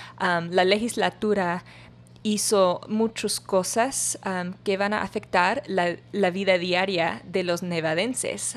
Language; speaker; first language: Spanish; non-native, learner; English